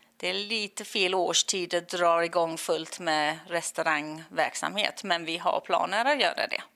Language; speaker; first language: Swedish; non-native, fluent; English